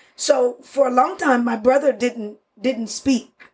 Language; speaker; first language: English; early bilingual, other home language; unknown